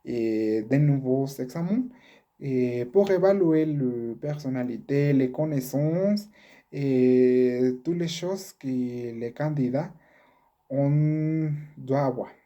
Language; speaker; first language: French; non-native, learner; Spanish